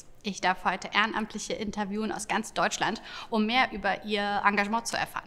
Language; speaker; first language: German; native; German